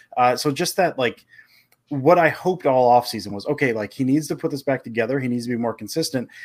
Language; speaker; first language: English; native; English